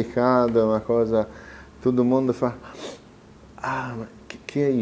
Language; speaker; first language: Portuguese; non-native, fluent; Italian